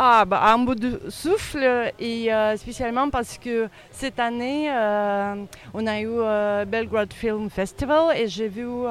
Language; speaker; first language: French; non-native, fluent; Russian